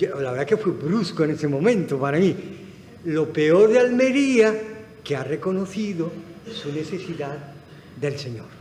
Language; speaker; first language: Spanish; non-native, fluent; Arabic